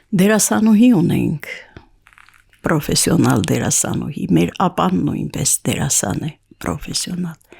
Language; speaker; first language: Armenian; native; Armenian